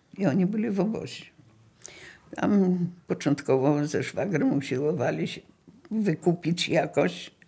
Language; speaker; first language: Polish; native; Polish